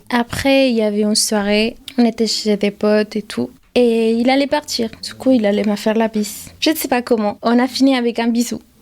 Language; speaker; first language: French; non-native, fluent; Spanish